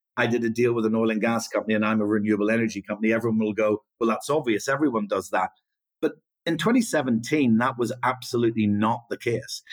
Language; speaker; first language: English; native; English